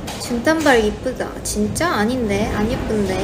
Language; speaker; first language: Korean; non-native, fluent; Japanese